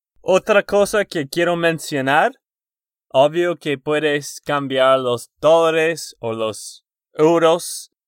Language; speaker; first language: Spanish; non-native, fluent; English